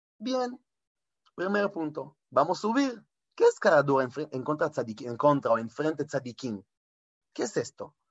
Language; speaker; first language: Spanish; non-native, fluent; Hebrew